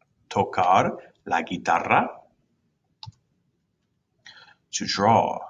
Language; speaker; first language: Spanish; non-native, fluent; English